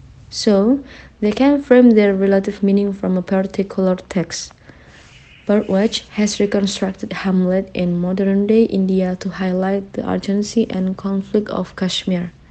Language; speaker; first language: English; non-native, learner; Indonesian